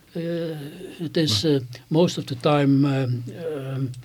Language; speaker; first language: English; non-native, learner; Dutch